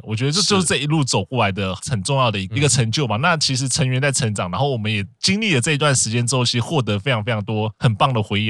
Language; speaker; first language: Chinese; native; Chinese